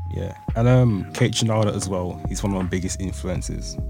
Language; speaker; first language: English; native; English